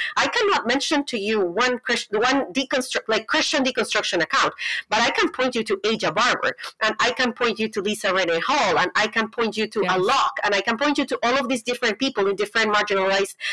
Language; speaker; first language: English; non-native, fluent; Spanish